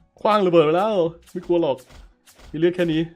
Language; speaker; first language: Thai; native; Thai